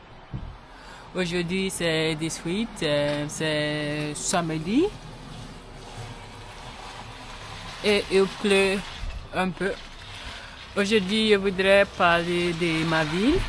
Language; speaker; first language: French; non-native, learner; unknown